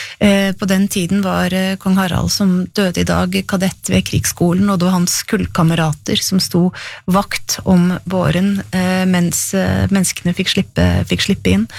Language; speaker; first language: Norwegian; native; Norwegian